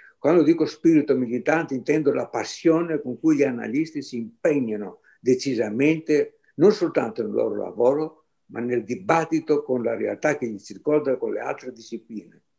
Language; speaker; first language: Italian; non-native, fluent; Greek